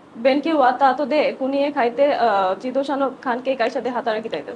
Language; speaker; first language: Japanese; non-native, learner; Bangla